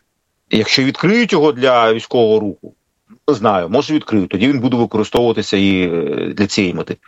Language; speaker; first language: Ukrainian; native; Ukrainian